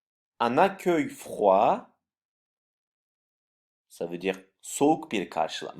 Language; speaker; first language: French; non-native, fluent; Turkish